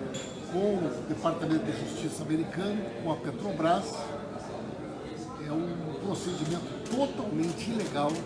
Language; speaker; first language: Portuguese; native; Portuguese